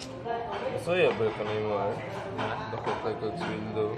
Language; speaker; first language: Filipino; non-native, local second language; Cebuano